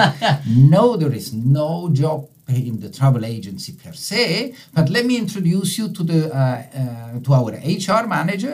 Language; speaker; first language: English; non-native, fluent; Italian